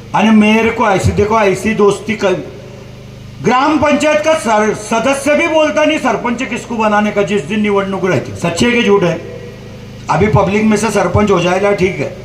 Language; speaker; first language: Hindi; non-native, local second language; Marathi